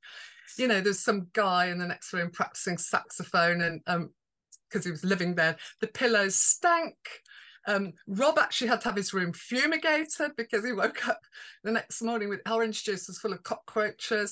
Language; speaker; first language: English; native; English